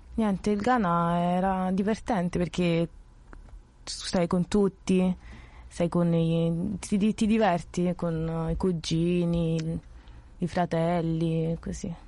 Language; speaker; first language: Italian; early bilingual, other home language; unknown